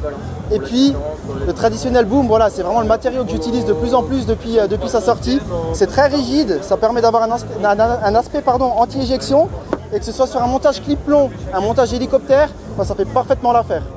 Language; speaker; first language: French; native; French